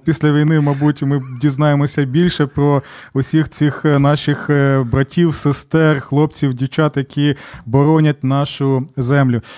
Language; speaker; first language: Ukrainian; native; Ukrainian